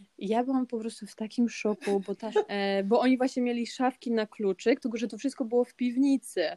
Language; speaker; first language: Polish; early bilingual, heritage; Polish